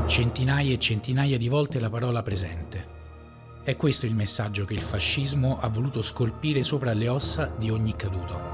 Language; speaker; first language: Italian; native; Italian